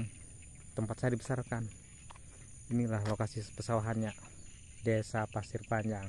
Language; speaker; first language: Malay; non-native, local second language; Sundanese